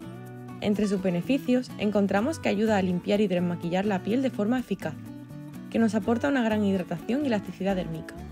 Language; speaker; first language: Spanish; native; Spanish